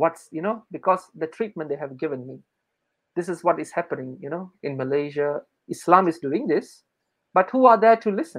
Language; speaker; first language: English; non-native, local second language; Malay